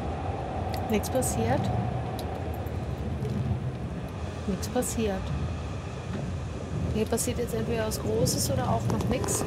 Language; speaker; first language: German; native; German